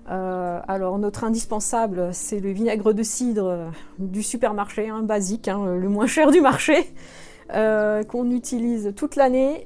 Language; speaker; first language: French; native; French